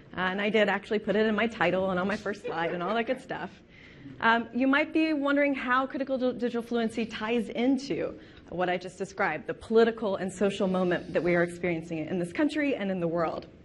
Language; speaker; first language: English; native; English